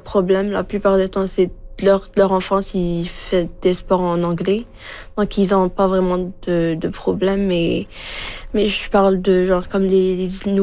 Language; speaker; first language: French; non-native, local second language; Arabic